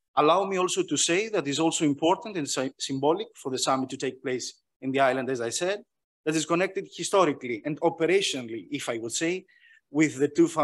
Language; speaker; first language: English; non-native, fluent; Greek